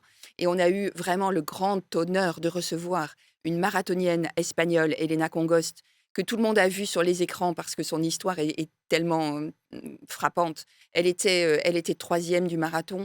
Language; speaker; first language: French; native; French